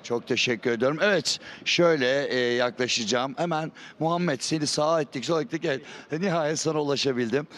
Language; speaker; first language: Turkish; native; Turkish